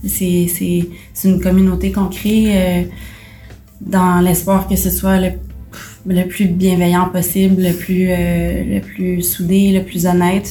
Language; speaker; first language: French; native; French